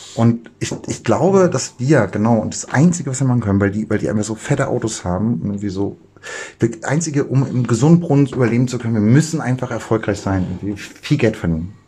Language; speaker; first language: German; native; German